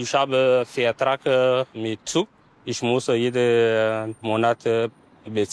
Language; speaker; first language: German; non-native, learner; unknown